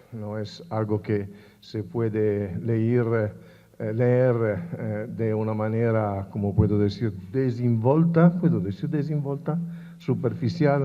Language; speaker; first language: Spanish; non-native, fluent; Italian